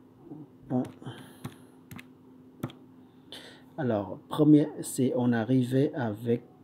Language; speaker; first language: French; non-native, fluent; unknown